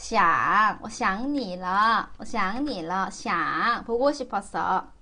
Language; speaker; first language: Chinese; non-native, fluent; Korean